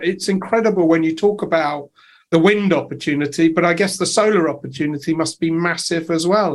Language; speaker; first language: English; native; English